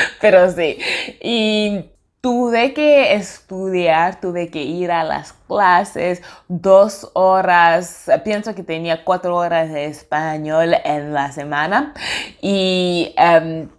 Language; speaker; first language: Spanish; non-native, fluent; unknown